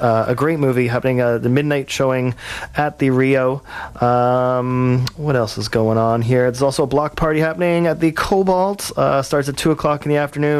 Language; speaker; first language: English; native; English